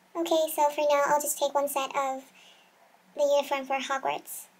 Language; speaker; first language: English; non-native, fluent; Korean